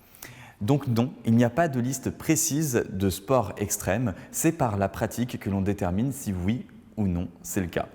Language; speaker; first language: French; native; French